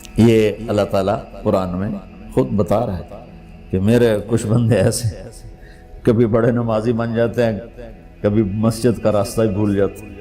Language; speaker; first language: Urdu; non-native, local second language; Punjabi